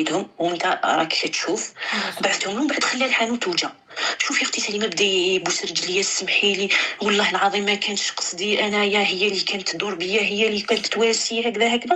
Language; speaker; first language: Arabic; native; Arabic